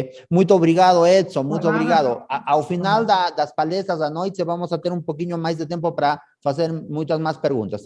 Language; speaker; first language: Portuguese; non-native, learner; Spanish